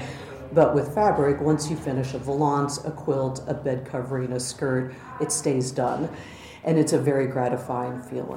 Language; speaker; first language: English; native; English